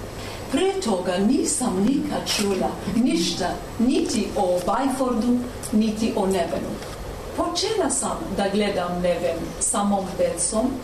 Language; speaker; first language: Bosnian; non-native, learner; English